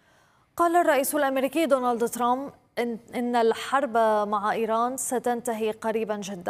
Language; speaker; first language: Arabic; native; Arabic